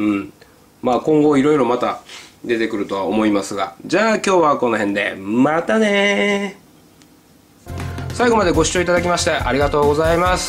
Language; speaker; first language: Japanese; native; Japanese